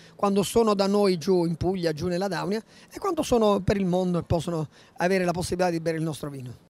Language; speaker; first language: Italian; native; Italian